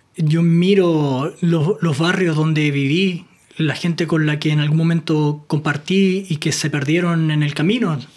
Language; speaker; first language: Spanish; native; Spanish